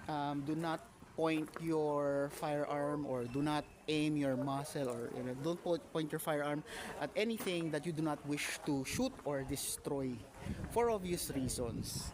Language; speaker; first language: English; non-native, local second language; Filipino